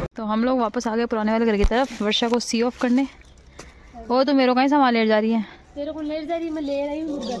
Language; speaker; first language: Hindi; non-native, local second language; Rajasthani